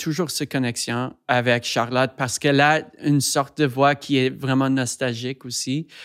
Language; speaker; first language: French; non-native, fluent; English